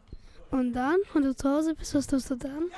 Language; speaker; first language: German; early bilingual, other home language; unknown